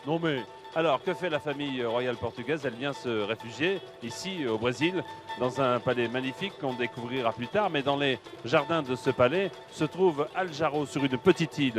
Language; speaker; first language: French; native; French